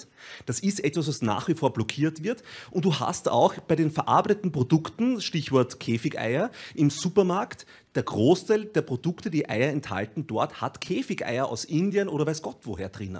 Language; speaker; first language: German; native; German